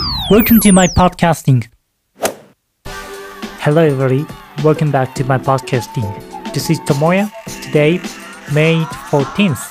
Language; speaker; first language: English; non-native, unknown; Japanese